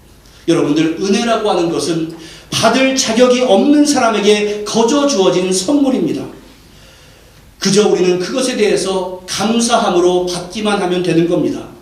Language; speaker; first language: Korean; native; Korean